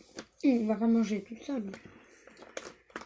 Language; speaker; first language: French; native; French